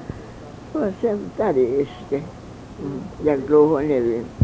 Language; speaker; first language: Czech; early bilingual, heritage; Czech